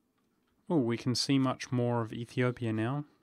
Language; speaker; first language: English; native; English